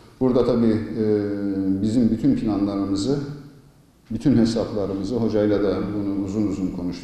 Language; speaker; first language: Turkish; native; Turkish